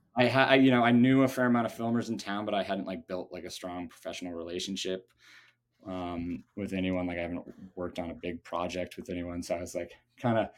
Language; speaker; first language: English; native; English